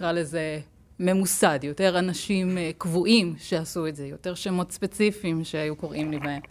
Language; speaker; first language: Hebrew; native; Hebrew